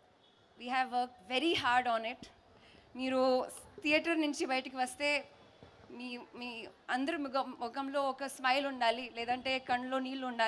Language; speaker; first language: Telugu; non-native, learner; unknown